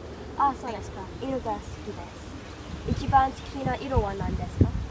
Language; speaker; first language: Japanese; non-native, learner; English